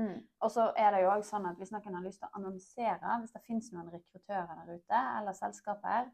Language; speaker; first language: Norwegian; native; Norwegian